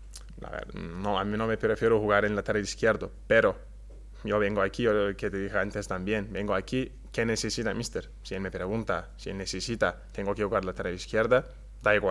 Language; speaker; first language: Spanish; non-native, learner; Turkish